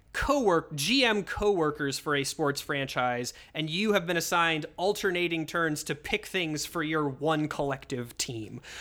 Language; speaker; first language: English; native; English